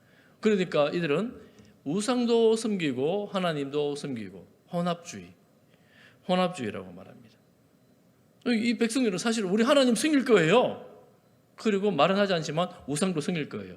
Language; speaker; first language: Korean; native; Korean